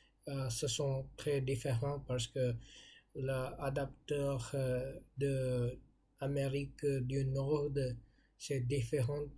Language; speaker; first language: French; non-native, learner; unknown